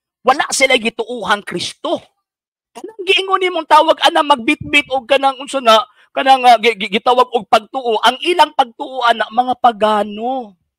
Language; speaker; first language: Cebuano; native; Cebuano